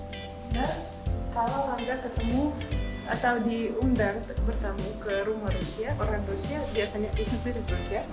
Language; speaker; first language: Indonesian; non-native, fluent; Russian